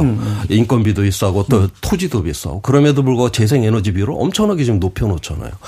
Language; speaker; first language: Korean; native; Korean